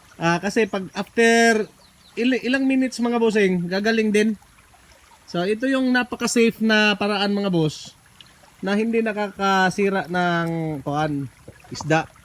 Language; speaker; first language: Filipino; non-native, local second language; Cebuano